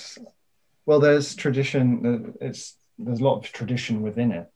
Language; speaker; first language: English; native; English